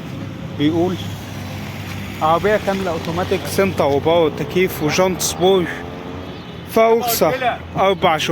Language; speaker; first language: Arabic; native; Arabic